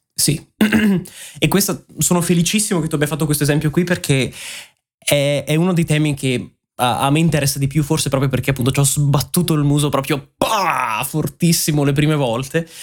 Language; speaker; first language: Italian; native; Italian